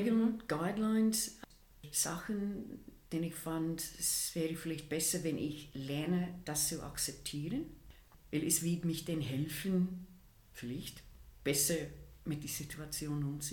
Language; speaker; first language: German; non-native, fluent; English